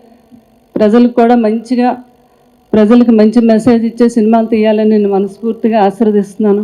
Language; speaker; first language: Telugu; native; Telugu